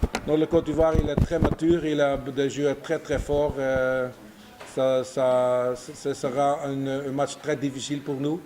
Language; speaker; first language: French; non-native, fluent; Dutch